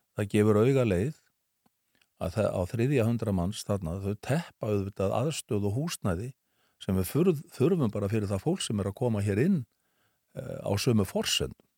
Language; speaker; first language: Icelandic; native; Icelandic